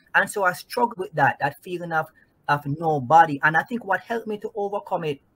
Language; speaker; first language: English; non-native, local second language; Jamaican Creole English